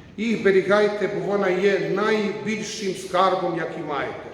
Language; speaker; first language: Ukrainian; non-native, learner; Croatian